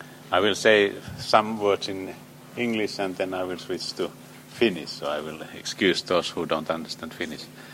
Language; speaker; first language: English; non-native, fluent; Finnish